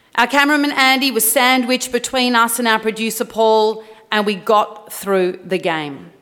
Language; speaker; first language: English; early bilingual, other home language; French